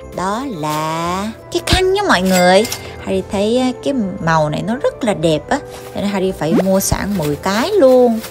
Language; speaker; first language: Vietnamese; early bilingual, heritage; Korean